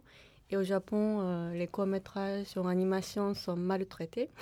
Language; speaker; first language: French; non-native, fluent; Japanese